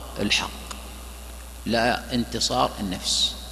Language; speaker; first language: Arabic; native; Arabic